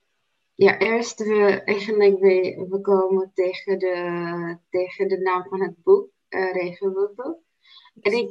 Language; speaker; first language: Dutch; non-native, learner; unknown